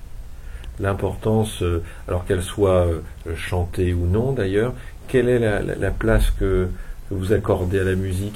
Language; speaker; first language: French; native; French